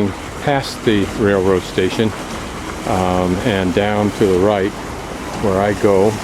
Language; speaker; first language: English; native; English